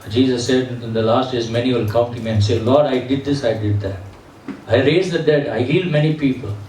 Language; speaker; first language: English; non-native, local second language; Tamil